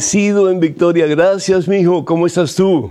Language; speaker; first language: Spanish; native; Spanish